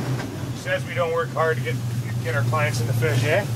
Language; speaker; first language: English; native; English